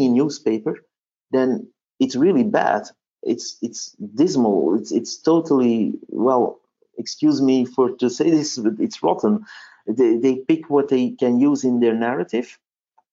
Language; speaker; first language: English; non-native, fluent; Dutch